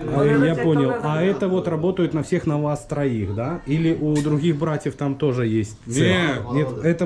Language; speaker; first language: Russian; native; Russian